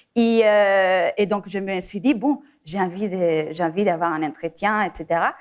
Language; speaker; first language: French; non-native, fluent; Spanish